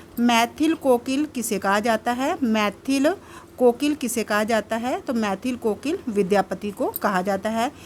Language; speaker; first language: Hindi; native; Hindi